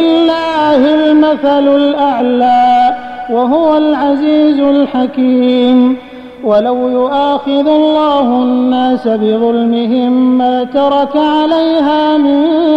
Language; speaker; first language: Arabic; native; Arabic